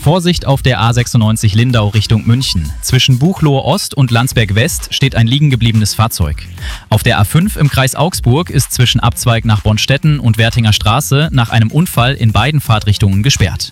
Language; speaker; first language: German; native; German